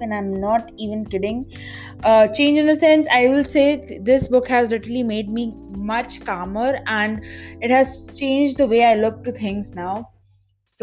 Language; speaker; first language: English; non-native, local second language; Maithili